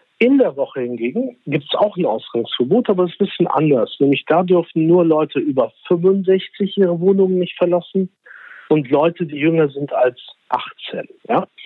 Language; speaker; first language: German; early bilingual, other home language; Turkish